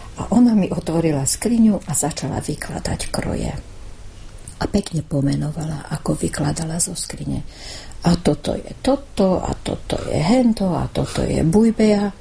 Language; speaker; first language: Slovak; early bilingual, heritage; Slovak